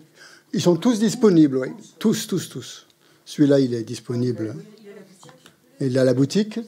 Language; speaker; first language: French; native; French